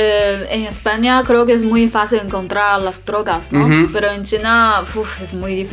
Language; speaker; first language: Spanish; non-native, fluent; Chinese